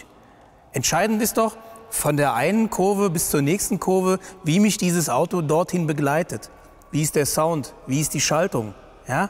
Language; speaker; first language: German; native; German